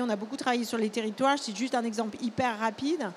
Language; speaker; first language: French; native; French